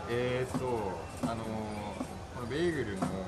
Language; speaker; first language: Japanese; native; Japanese